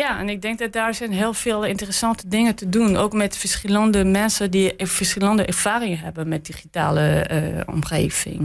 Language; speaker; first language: Dutch; non-native, learner; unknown